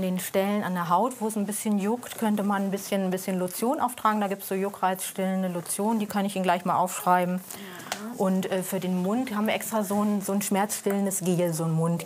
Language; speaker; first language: German; native; German